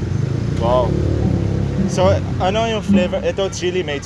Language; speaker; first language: Filipino; non-native, learner; Arabic